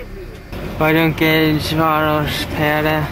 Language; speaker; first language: Hungarian; non-native, learner; English